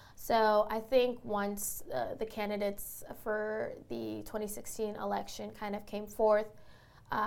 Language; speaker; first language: English; native; English